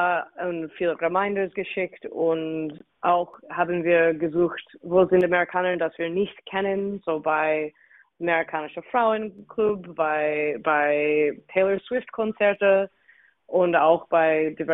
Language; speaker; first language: German; non-native, fluent; English